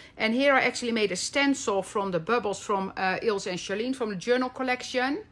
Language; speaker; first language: English; non-native, fluent; Dutch